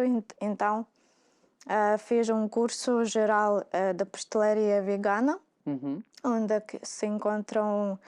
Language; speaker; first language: Portuguese; non-native, fluent; Russian